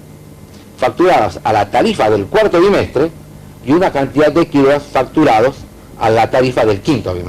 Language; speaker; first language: Spanish; native; Spanish